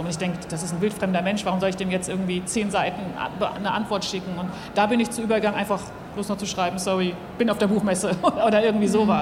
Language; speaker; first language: German; native; German